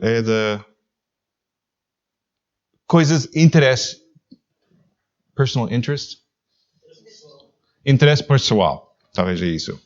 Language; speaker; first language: Portuguese; non-native, learner; English